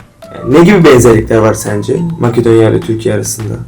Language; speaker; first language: Turkish; native; Turkish